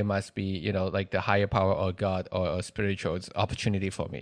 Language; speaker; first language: English; non-native, local second language; Chinese